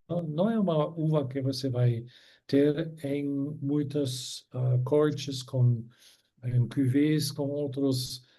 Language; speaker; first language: Portuguese; non-native, fluent; German